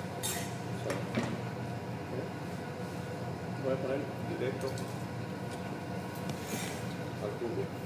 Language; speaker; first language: Spanish; early bilingual, heritage; Spanish